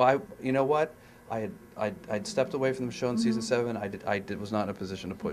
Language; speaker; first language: English; native; English